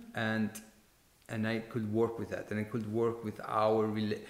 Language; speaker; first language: English; non-native, fluent; Icelandic